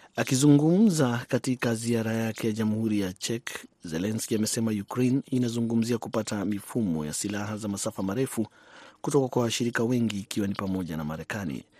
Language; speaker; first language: Swahili; non-native, local second language; Kikuyu